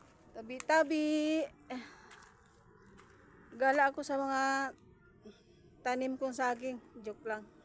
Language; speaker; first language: Filipino; non-native, local second language; Cebuano